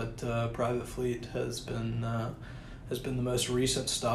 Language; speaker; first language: English; native; English